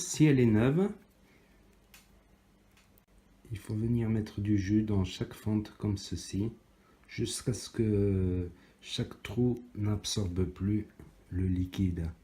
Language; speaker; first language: French; native; French